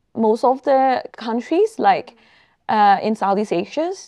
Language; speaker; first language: English; non-native, fluent; Burmese